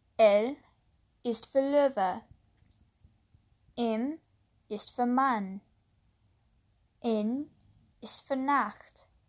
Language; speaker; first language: German; non-native, learner; English